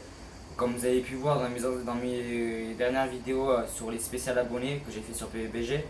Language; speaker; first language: French; native; French